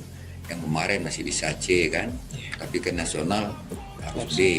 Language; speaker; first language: Indonesian; native; Indonesian